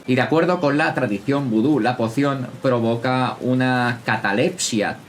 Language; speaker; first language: Spanish; native; Spanish